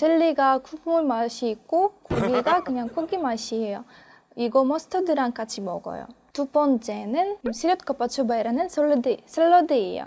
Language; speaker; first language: Korean; non-native, fluent; Russian